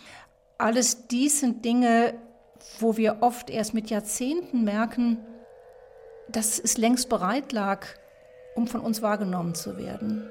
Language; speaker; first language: German; native; German